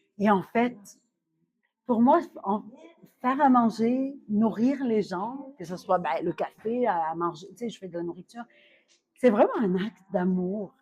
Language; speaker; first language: French; non-native, fluent; Arabic